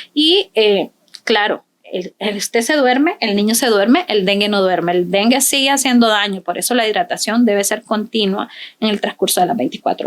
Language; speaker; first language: Spanish; native; Spanish